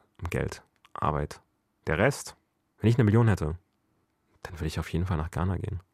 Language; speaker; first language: German; early bilingual, other home language; Akan